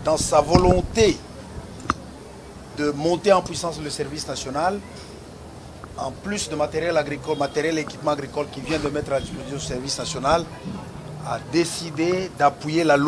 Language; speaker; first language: French; non-native, local second language; Lingala